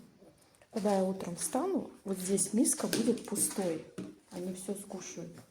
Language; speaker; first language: Russian; native; Russian